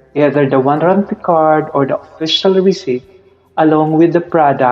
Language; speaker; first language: English; non-native, local second language; Filipino